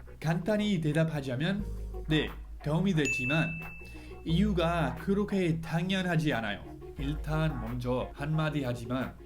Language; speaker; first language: Korean; non-native, fluent; English